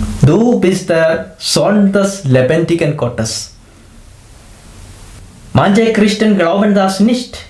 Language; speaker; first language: German; non-native, fluent; Malayalam